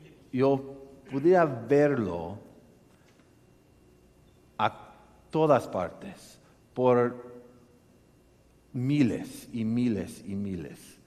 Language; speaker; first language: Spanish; non-native, learner; English